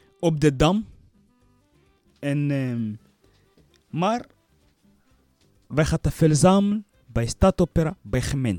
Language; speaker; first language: Dutch; non-native, learner; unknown